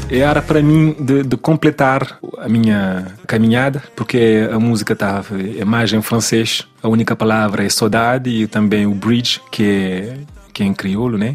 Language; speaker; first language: Portuguese; non-native, learner; Kabuverdianu